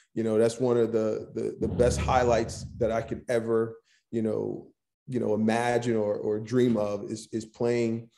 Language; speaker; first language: English; native; English